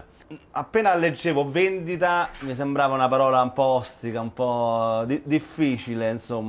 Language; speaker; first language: Italian; native; Italian